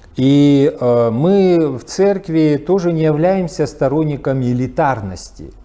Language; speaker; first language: Russian; non-native, local second language; Abkhazian